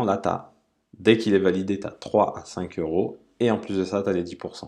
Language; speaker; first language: French; native; French